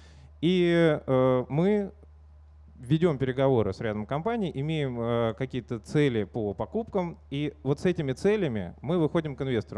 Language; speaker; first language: Russian; native; Russian